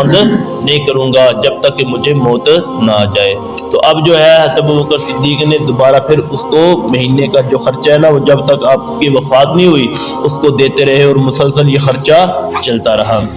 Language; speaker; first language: Urdu; native; Urdu